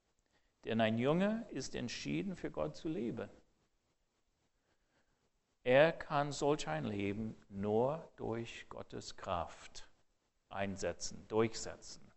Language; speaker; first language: German; non-native, fluent; English